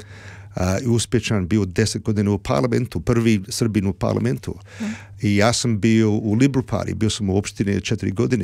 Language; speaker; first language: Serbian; early bilingual, heritage; Serbian